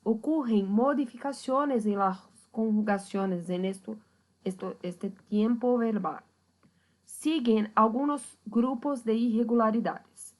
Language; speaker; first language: Spanish; non-native, fluent; Portuguese